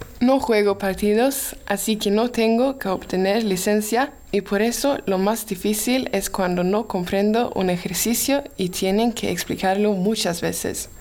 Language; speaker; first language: Spanish; non-native, learner; Swedish